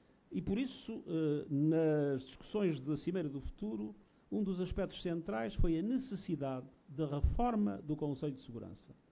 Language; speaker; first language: Portuguese; native; Portuguese